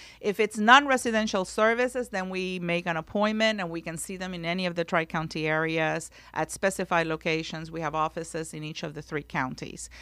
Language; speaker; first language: English; non-native, local second language; Spanish